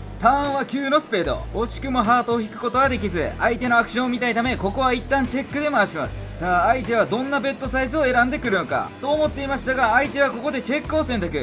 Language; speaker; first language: Japanese; native; Japanese